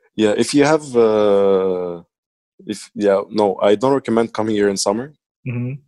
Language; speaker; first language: English; non-native, fluent; Arabic